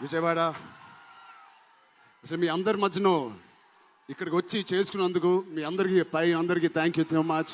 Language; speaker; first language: Telugu; native; Telugu